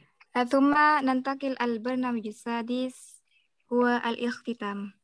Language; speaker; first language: Arabic; non-native, learner; Indonesian